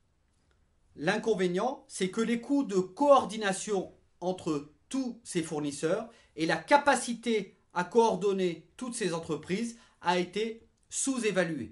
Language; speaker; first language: French; native; French